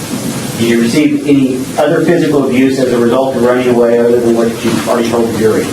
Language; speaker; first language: English; native; English